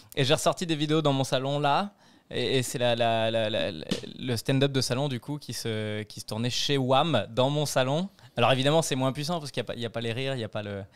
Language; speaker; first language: French; native; French